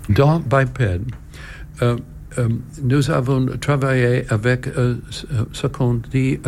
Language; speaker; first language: French; non-native, learner; English